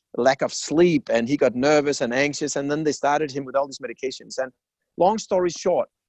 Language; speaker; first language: English; non-native, fluent; Danish